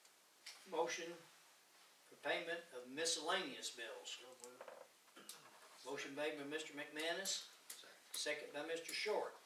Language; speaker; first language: English; native; English